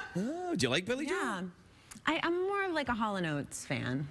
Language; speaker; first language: English; native; English